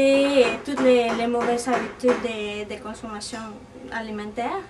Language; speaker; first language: French; non-native, fluent; Spanish